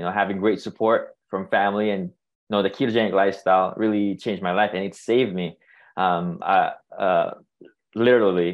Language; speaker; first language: English; non-native, local second language; Filipino